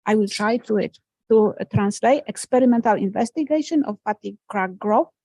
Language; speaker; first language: English; non-native, fluent; Polish